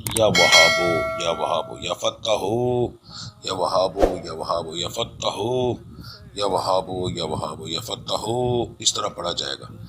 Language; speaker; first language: Urdu; non-native, local second language; Punjabi